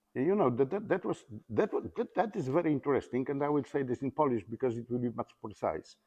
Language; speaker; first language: English; non-native, learner; Polish